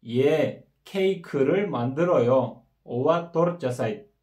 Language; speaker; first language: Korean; non-native, fluent; Kyrgyz